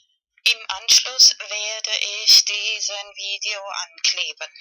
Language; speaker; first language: German; non-native, fluent; Spanish